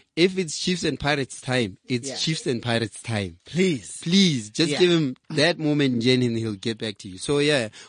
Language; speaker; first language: English; non-native, local second language; Southern Sotho